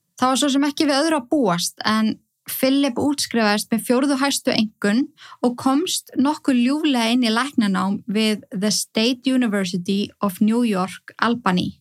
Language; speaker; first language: Icelandic; native; Icelandic